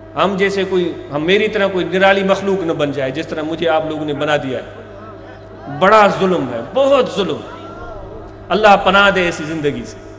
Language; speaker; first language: Urdu; non-native, local second language; Sindhi